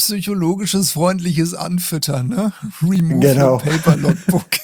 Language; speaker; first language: German; native; German